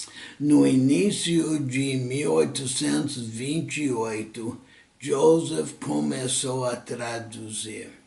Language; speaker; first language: Portuguese; non-native, fluent; English